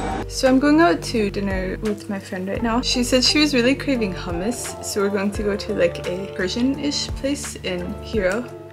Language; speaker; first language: English; native; English